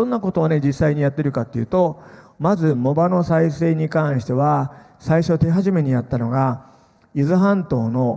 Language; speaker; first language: Japanese; native; Japanese